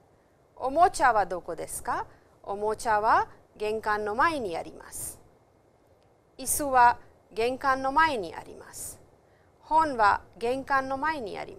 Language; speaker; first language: Japanese; non-native, fluent; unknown